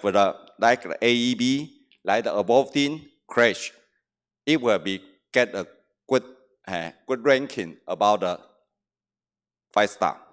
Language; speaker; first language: English; non-native, learner; Chinese